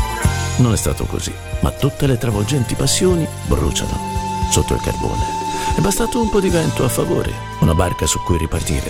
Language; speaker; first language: Italian; native; Italian